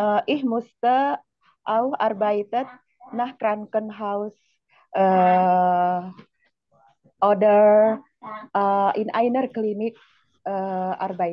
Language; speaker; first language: German; non-native, learner; Indonesian